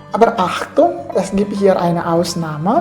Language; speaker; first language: German; non-native, fluent; Indonesian